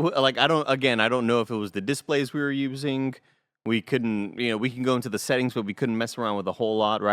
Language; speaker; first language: English; native; English